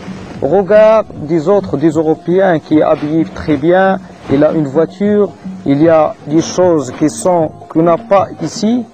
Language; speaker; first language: French; non-native, learner; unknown